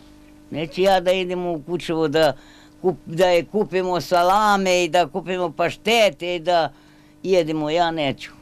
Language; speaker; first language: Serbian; non-native, local second language; Romanian